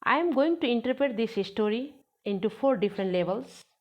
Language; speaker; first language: English; non-native, local second language; Nepali